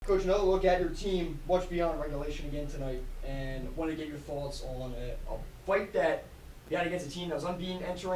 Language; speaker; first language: English; native; English